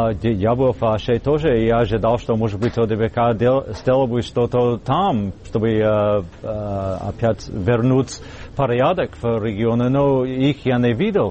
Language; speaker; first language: Russian; non-native, learner; English